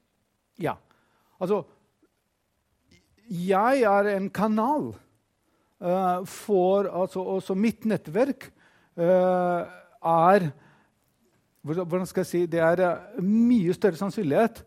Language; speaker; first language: Norwegian; non-native, fluent; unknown